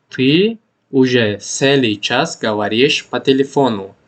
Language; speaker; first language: Russian; non-native, local second language; Tajik